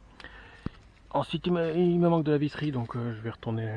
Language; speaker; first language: French; native; French